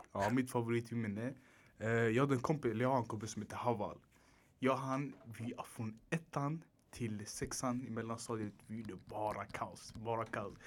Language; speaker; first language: Swedish; early bilingual, other home language; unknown